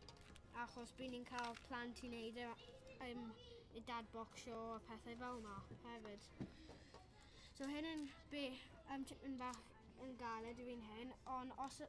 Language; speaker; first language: Welsh; non-native, local second language; English